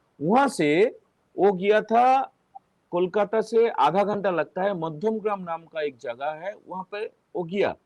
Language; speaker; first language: Hindi; non-native, local second language; Bangla